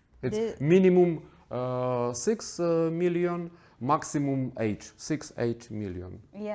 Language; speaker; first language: English; non-native, learner; Ukrainian